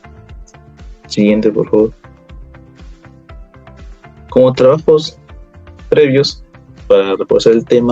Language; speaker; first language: Spanish; native; Spanish